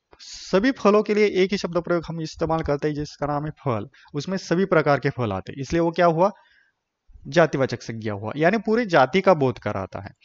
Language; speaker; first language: Hindi; non-native, local second language; Marathi